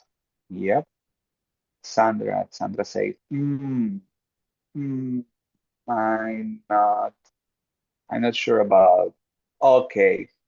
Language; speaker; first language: English; non-native, fluent; Spanish